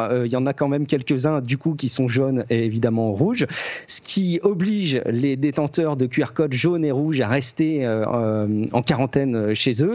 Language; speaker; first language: French; native; French